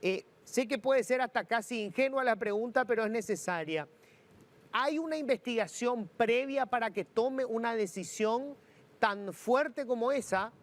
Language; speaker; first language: Spanish; native; Spanish